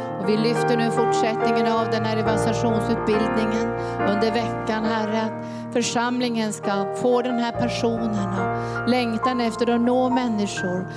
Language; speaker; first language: Swedish; native; Swedish